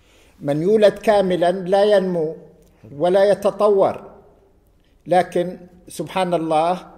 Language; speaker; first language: Arabic; native; Arabic